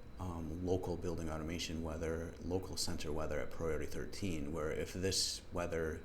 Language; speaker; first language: English; native; English